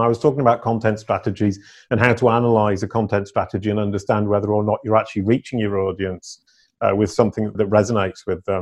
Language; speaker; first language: English; native; English